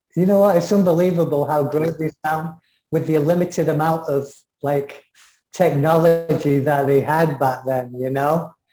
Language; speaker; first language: English; native; English